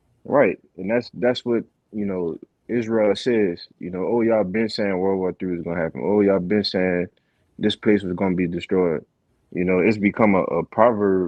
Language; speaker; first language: English; native; English